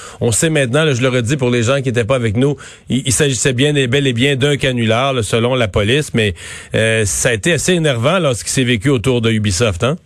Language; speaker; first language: French; native; French